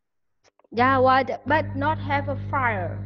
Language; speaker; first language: English; non-native, learner; Vietnamese